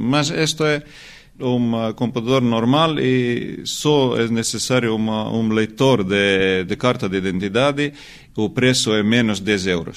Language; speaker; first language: Portuguese; non-native, learner; Estonian